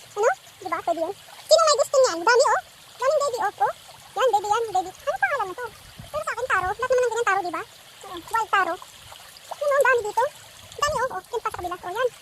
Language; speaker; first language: Filipino; non-native, local second language; Iloko